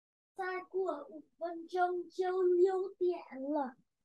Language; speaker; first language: Chinese; non-native, learner; Vietnamese